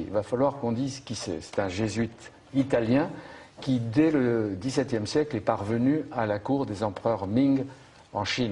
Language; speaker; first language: French; native; French